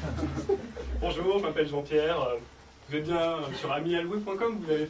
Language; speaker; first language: French; native; French